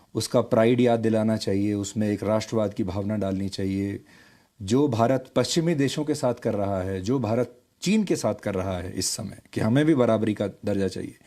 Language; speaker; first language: Hindi; native; Hindi